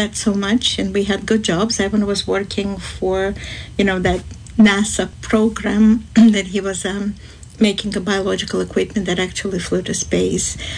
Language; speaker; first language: English; non-native, fluent; Azerbaijani